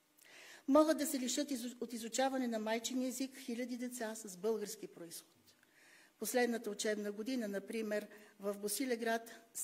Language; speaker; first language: Bulgarian; native; Bulgarian